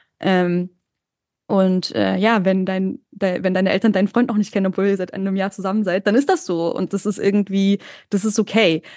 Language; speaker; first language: German; native; German